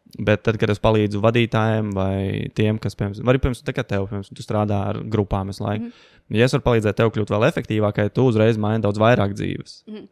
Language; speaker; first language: Latvian; native; Latvian